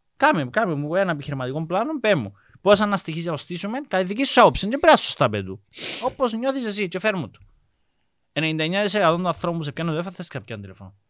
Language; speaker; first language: Greek; native; Greek